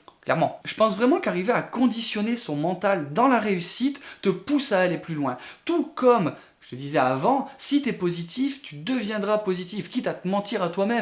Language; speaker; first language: French; native; French